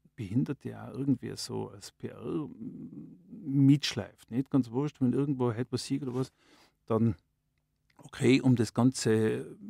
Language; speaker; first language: German; native; German